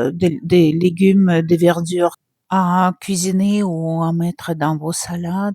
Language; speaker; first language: French; non-native, fluent; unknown